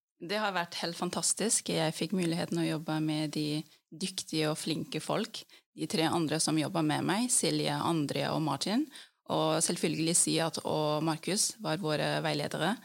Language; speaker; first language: Norwegian; early bilingual, other home language; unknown